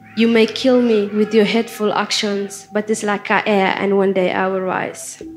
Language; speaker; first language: English; non-native, fluent; Somali